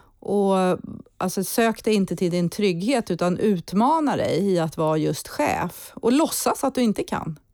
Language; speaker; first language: Swedish; early bilingual, heritage; Swedish